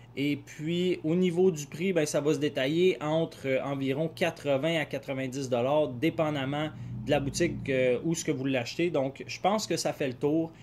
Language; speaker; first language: French; native; French